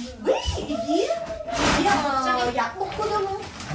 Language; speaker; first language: French; non-native, learner; Vietnamese